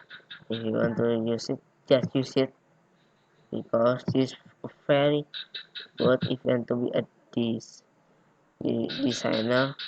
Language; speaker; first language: English; non-native, learner; Indonesian